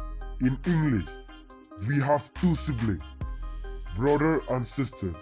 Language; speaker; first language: English; non-native, local second language; Khasi